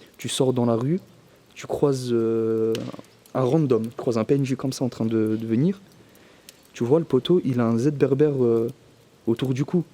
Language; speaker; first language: French; early bilingual, other home language; Kabyle